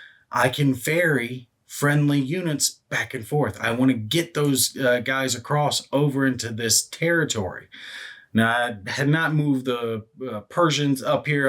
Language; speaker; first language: English; native; English